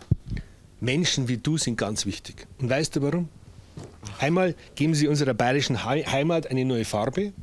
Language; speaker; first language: German; native; German